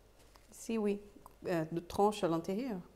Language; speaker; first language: French; non-native, fluent; Portuguese